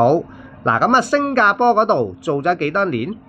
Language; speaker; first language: Cantonese; native; Cantonese